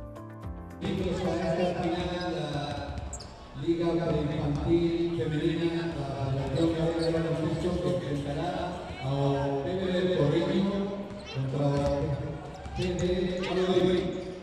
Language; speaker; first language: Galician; non-native, local second language; Spanish